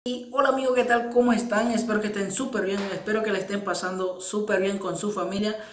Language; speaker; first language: Spanish; non-native, local second language; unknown